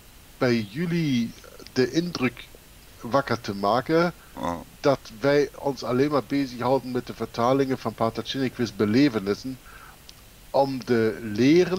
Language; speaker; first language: Dutch; non-native, fluent; German